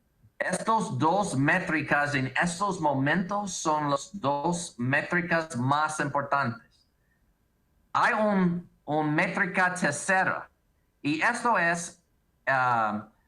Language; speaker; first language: Spanish; non-native, learner; English